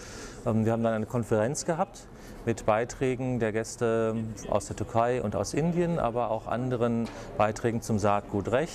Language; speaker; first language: German; native; German